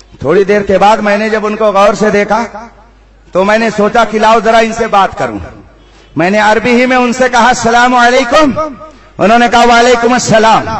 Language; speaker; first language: Urdu; native; Urdu